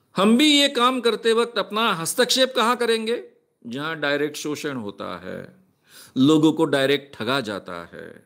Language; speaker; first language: Hindi; non-native, local second language; Marathi